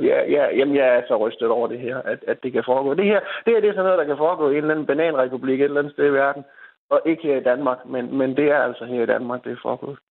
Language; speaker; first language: Danish; native; Danish